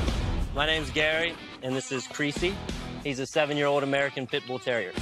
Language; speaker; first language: English; native; English